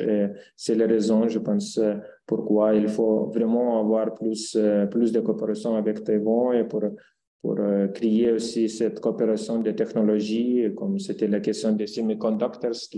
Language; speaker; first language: French; non-native, fluent; Lithuanian